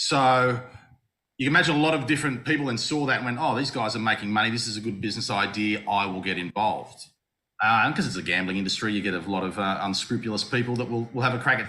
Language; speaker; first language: English; native; English